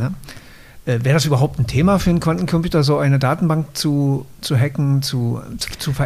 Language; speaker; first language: German; native; German